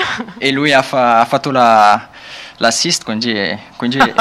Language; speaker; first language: Italian; non-native, learner; French